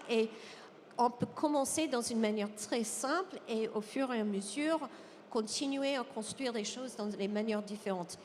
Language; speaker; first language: French; non-native, fluent; English